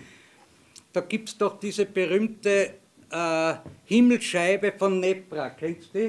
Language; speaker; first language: German; native; German